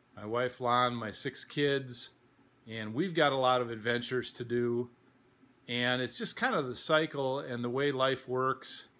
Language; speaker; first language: English; native; English